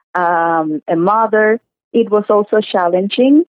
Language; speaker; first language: English; non-native, fluent; Spanish